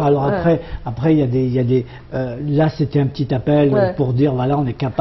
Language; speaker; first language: French; non-native, local second language; Arabic